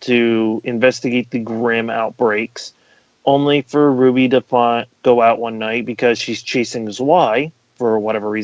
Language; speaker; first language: English; native; English